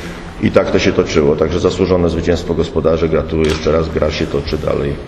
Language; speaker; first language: Polish; native; Polish